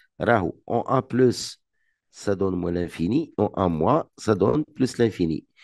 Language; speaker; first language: French; non-native, local second language; Arabic